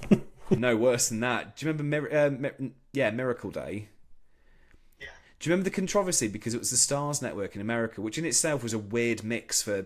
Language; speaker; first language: English; native; English